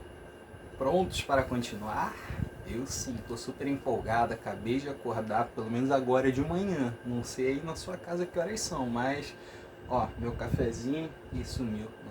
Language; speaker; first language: Portuguese; native; Portuguese